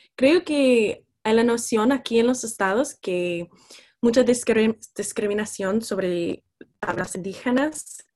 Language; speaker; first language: Spanish; non-native, fluent; English